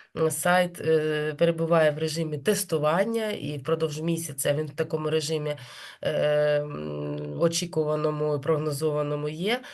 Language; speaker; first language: Ukrainian; native; Ukrainian